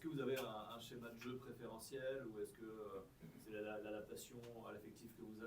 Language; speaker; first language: French; native; French